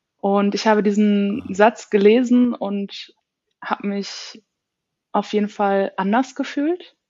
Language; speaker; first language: German; early bilingual, other home language; Turkish